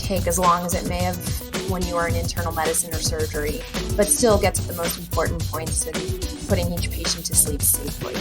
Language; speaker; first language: English; native; English